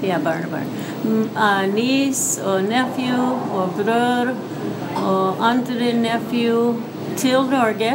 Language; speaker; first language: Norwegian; early bilingual, heritage; English